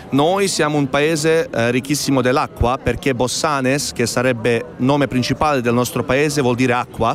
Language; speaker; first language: Italian; non-native, fluent; Bosnian